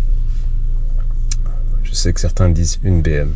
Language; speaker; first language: French; native; French